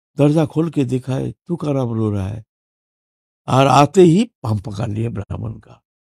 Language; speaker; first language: Hindi; non-native, local second language; Bangla